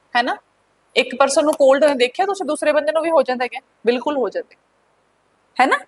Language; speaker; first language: Hindi; non-native, local second language; Punjabi